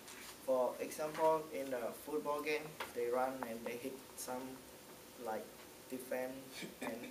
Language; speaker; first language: English; non-native, learner; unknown